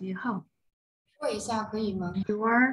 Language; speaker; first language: Chinese; native; Chinese